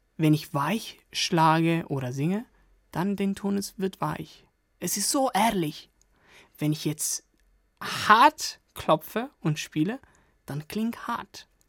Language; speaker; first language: German; non-native, fluent; Italian